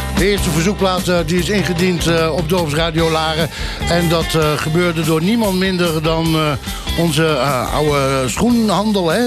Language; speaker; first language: Dutch; native; Dutch